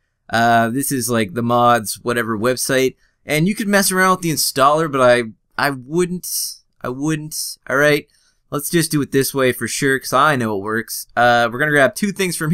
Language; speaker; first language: English; native; English